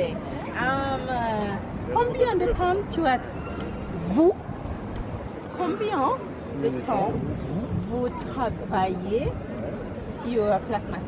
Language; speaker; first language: French; non-native, learner; English